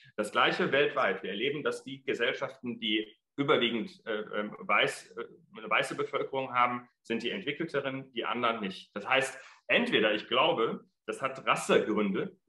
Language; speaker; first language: German; early bilingual, other home language; Arabic